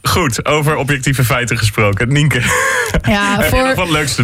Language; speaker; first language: Dutch; native; Dutch